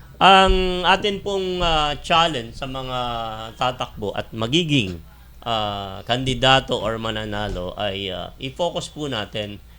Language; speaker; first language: Filipino; native; Filipino